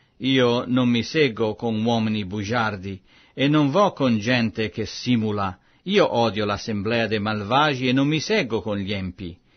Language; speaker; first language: Italian; non-native, fluent; French